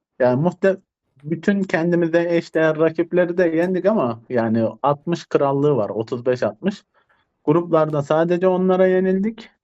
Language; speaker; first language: Turkish; native; Turkish